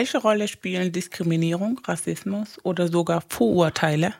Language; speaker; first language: German; non-native, fluent; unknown